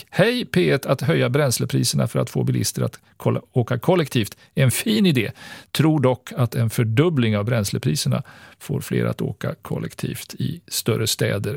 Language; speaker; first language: Swedish; native; Swedish